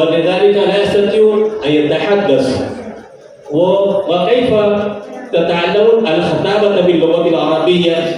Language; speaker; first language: Arabic; non-native, fluent; Urdu